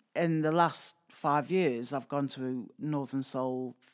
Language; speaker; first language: English; native; English